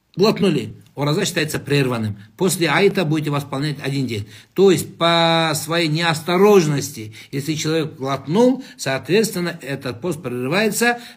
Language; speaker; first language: Russian; non-native, local second language; Kazakh